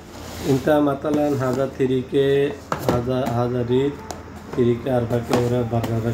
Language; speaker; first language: Arabic; non-native, learner; Hindi